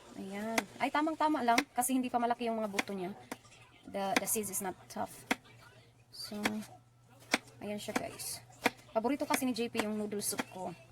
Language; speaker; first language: Filipino; non-native, local second language; Waray